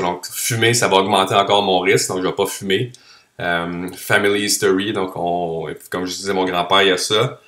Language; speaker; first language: French; native; French